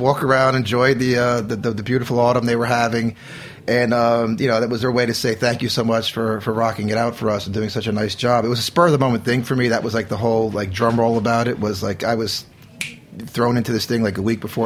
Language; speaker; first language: English; native; English